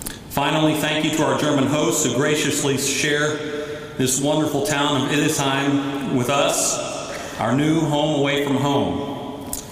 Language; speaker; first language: English; native; English